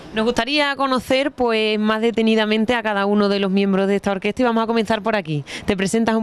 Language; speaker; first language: Spanish; native; Spanish